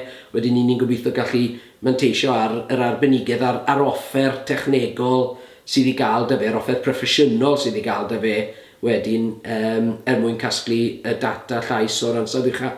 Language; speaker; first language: Welsh; native; Welsh